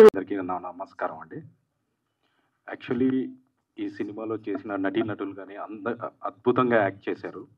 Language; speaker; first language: Telugu; native; Telugu